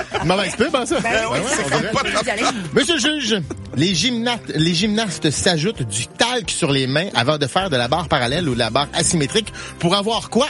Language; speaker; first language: French; native; French